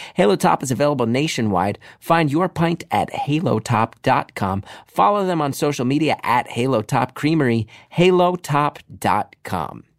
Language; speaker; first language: English; native; English